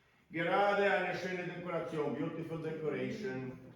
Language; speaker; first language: German; non-native, learner; Croatian